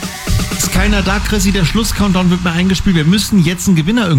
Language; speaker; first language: German; native; German